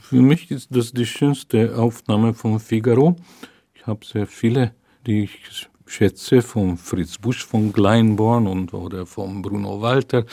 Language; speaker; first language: German; non-native, fluent; Hungarian